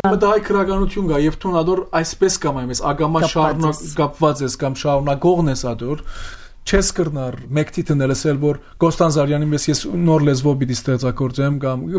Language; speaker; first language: Armenian; early bilingual, heritage; Armenian